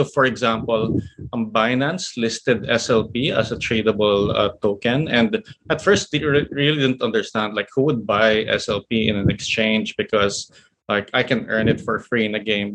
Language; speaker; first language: English; non-native, local second language; Filipino